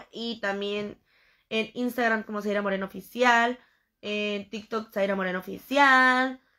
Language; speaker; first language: Spanish; native; Spanish